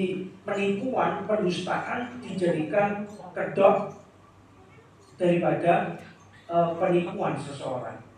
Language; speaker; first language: Indonesian; native; Indonesian